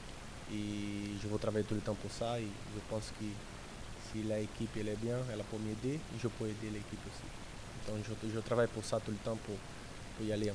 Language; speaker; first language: French; non-native, learner; Portuguese